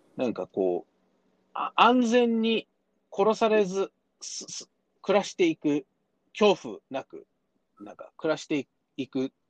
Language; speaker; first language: Japanese; early bilingual, heritage; Japanese